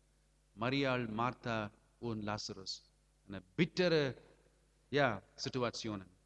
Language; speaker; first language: German; non-native, learner; Amharic